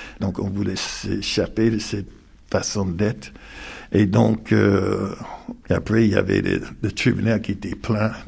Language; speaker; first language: French; non-native, fluent; English